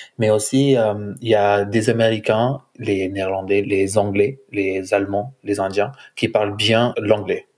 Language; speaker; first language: French; non-native, fluent; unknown